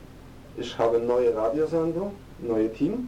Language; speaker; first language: German; non-native, fluent; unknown